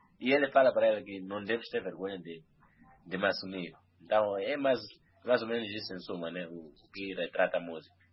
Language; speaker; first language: Portuguese; non-native, local second language; Nyanja